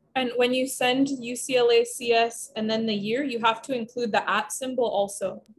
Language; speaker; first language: English; native; English